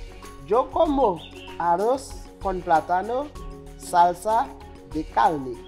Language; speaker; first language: Spanish; non-native, learner; Haitian Creole